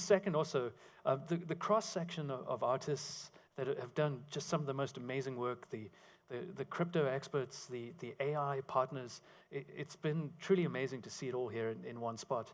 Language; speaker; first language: English; native; English